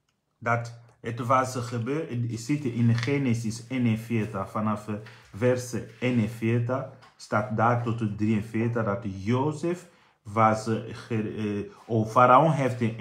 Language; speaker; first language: Dutch; non-native, fluent; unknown